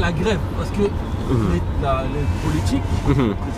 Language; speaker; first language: French; native; French